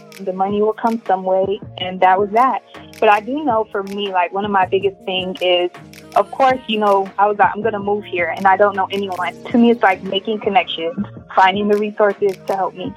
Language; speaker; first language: English; native; English